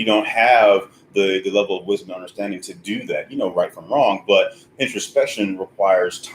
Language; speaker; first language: English; native; English